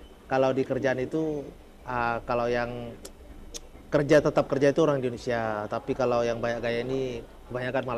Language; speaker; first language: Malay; early bilingual, heritage; Indonesian